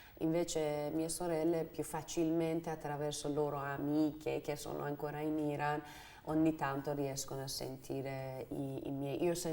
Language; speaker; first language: Italian; non-native, fluent; Persian